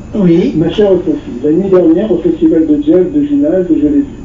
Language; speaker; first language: French; native; French